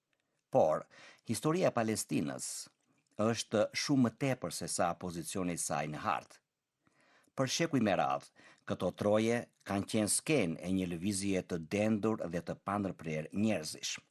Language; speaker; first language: Albanian; native; Albanian